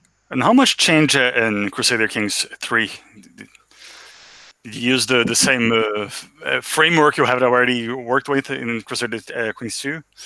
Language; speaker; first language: English; non-native, fluent; Portuguese